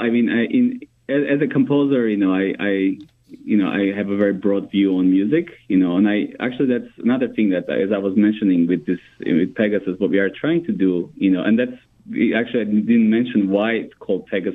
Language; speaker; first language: English; non-native, fluent; Armenian